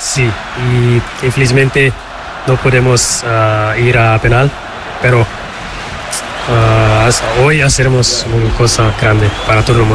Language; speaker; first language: Spanish; non-native, learner; Portuguese